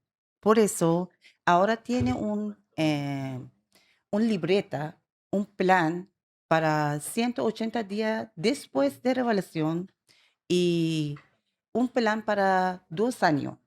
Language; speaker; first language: Spanish; non-native, learner; Persian